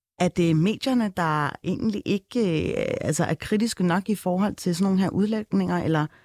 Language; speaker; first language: Danish; native; Danish